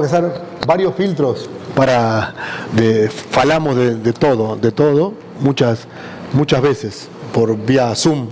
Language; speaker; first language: Portuguese; non-native, learner; Spanish